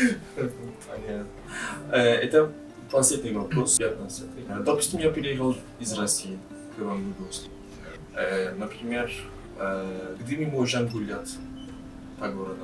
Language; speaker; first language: Russian; non-native, learner; Turkish